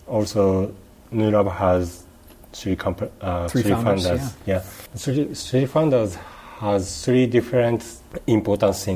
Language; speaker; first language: English; non-native, learner; Japanese